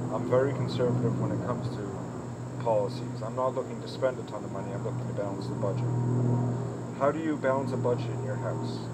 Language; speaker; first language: English; native; English